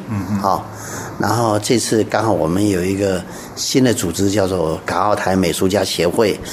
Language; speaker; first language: Chinese; native; Chinese